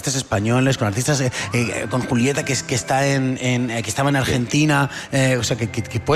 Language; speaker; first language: Spanish; native; Spanish